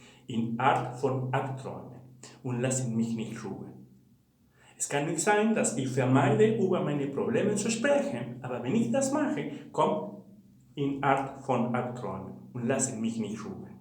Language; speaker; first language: German; non-native, fluent; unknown